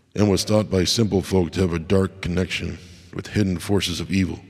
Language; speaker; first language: English; native; English